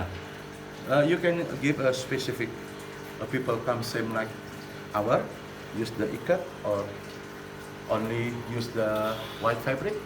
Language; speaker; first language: English; non-native, learner; Indonesian